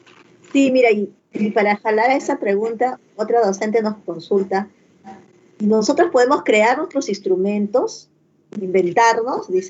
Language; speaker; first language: Spanish; native; Spanish